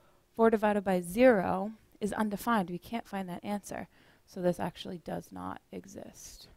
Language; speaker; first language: English; native; English